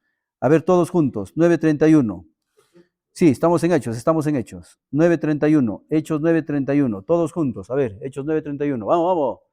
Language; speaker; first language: Spanish; native; Spanish